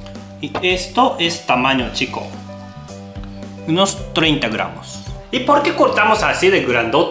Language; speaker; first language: Spanish; non-native, fluent; Japanese